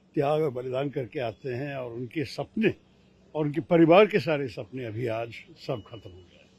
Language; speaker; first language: Hindi; non-native, local second language; Malayalam